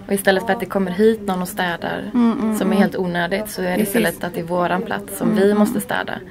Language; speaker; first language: Swedish; native; Swedish